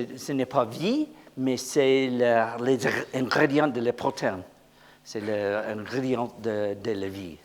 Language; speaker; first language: French; non-native, learner; English